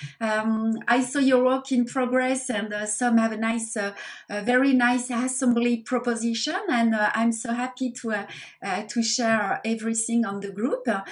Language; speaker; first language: English; non-native, learner; French